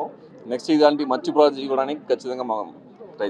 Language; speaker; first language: Telugu; native; Telugu